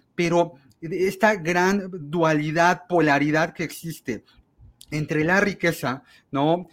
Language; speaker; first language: Spanish; native; Spanish